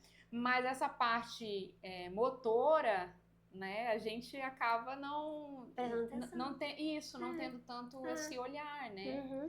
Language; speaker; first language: Portuguese; native; Portuguese